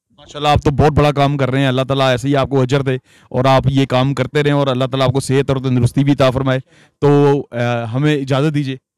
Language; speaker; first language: Urdu; non-native, local second language; Punjabi